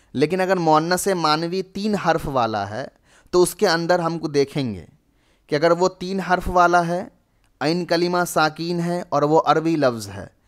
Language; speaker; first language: Hindi; native; Hindi